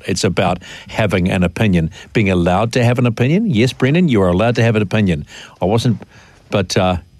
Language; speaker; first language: English; native; English